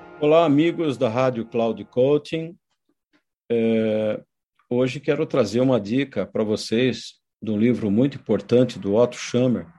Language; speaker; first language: Portuguese; native; Portuguese